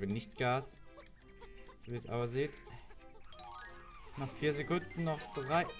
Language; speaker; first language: German; native; German